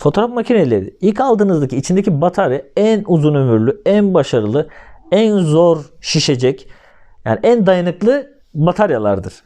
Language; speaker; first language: Turkish; native; Turkish